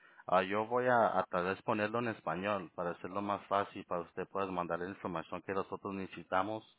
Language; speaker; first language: Spanish; early bilingual, heritage; Spanish